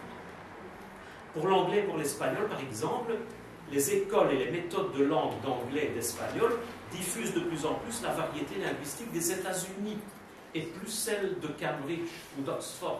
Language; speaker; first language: French; native; French